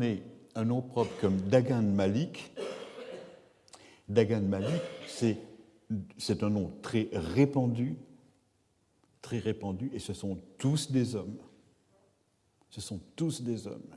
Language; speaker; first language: French; native; French